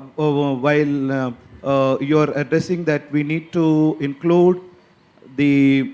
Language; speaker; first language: English; non-native, local second language; Kannada